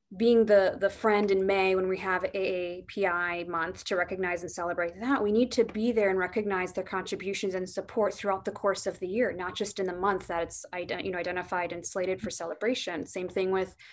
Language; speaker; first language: English; native; English